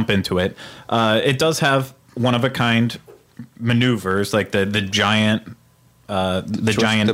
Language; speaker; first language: English; native; English